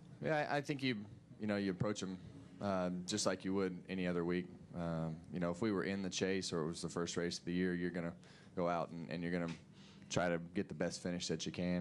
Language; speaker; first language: English; native; English